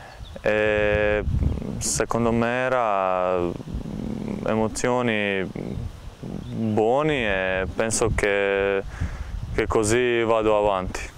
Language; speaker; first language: Italian; non-native, learner; Croatian